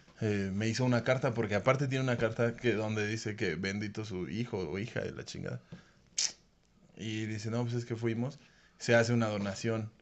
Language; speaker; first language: Spanish; native; Spanish